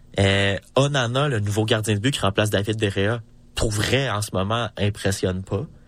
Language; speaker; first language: French; native; French